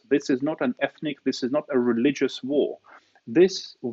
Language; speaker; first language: English; non-native, fluent; Russian